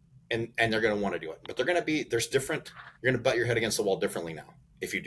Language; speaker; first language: English; native; English